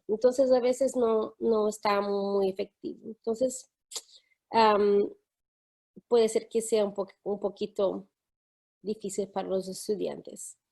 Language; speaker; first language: Spanish; non-native, fluent; English